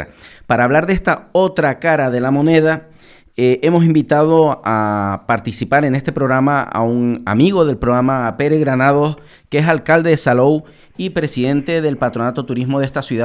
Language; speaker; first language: Spanish; native; Spanish